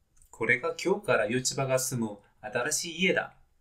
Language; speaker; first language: Japanese; native; Japanese